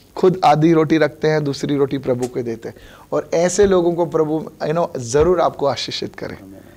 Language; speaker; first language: Hindi; non-native, local second language; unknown